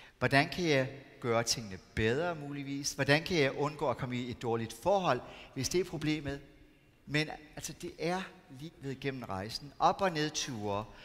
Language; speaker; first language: Danish; native; Danish